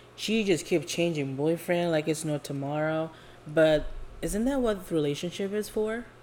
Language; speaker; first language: English; non-native, fluent; Indonesian